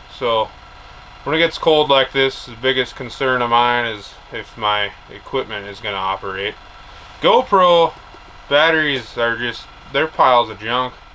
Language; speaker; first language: English; native; English